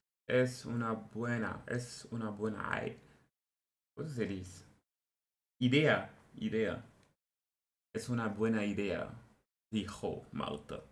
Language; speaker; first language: Spanish; non-native, learner; French